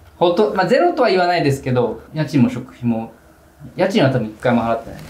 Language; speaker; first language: Japanese; native; Japanese